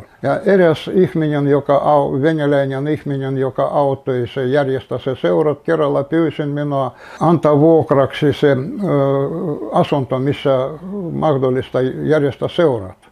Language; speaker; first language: Finnish; non-native, learner; Russian